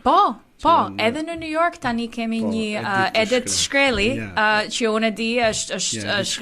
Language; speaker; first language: Albanian; early bilingual, heritage; Albanian